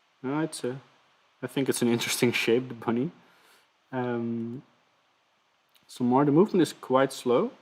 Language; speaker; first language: English; non-native, fluent; Dutch